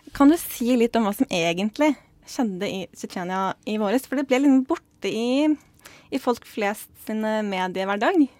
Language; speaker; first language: Norwegian; native; Norwegian